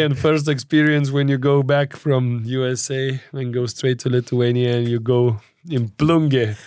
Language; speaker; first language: English; non-native, fluent; Lithuanian